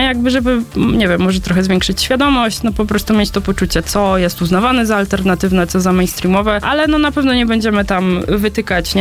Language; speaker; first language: Polish; native; Polish